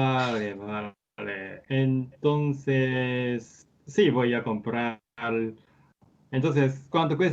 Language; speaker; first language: Spanish; non-native, learner; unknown